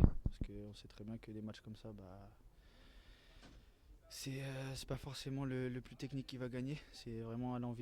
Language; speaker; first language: French; native; French